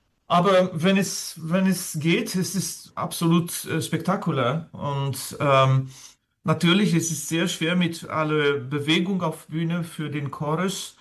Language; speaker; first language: German; non-native, fluent; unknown